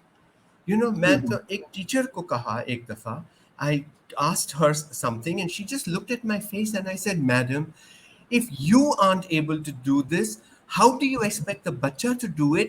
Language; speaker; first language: English; non-native, local second language; Urdu